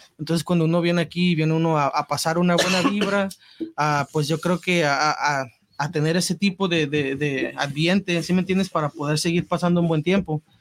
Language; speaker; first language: Spanish; early bilingual, heritage; Spanish